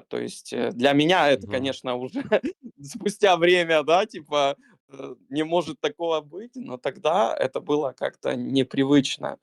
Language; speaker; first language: Russian; native; Russian